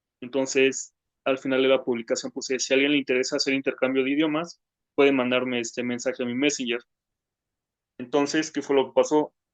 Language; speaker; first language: Spanish; native; Spanish